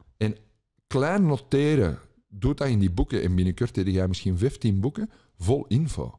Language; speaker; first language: Dutch; native; Dutch